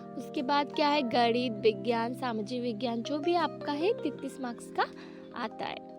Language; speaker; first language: Hindi; native; Hindi